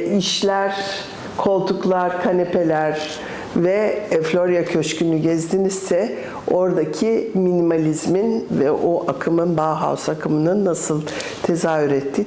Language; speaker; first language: Turkish; early bilingual, other home language; English